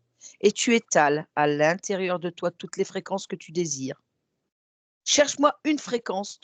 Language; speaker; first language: French; native; French